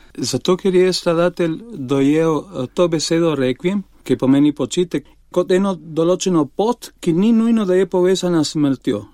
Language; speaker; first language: Slovenian; non-native, fluent; Spanish